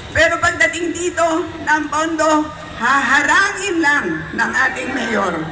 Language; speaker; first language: Filipino; native; Filipino